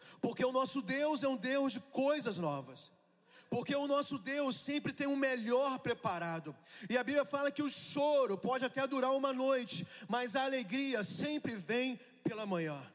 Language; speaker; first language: Portuguese; native; Portuguese